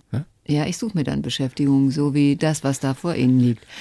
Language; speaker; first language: German; native; German